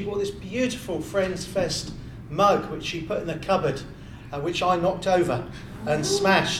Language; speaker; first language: English; native; English